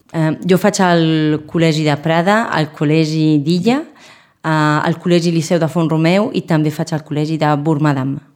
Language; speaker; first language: Catalan; non-native, local second language; Spanish